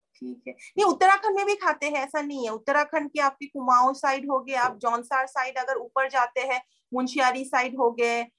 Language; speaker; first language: Hindi; non-native, local second language; Assamese